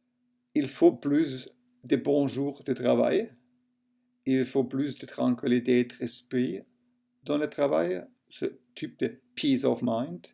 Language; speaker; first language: French; non-native, local second language; German